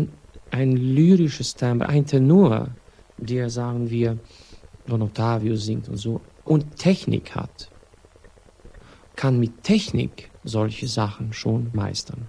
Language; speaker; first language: German; non-native, fluent; Swedish